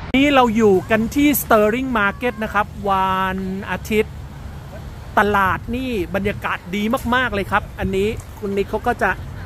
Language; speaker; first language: Thai; native; Thai